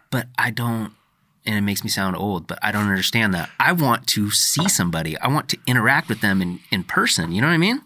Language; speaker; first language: English; native; English